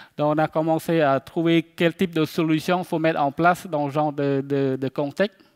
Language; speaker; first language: French; non-native, fluent; Khmer